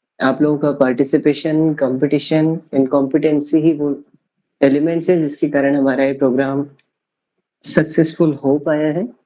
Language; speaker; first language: Hindi; native; Hindi